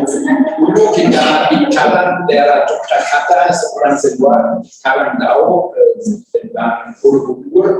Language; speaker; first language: Indonesian; non-native, learner; German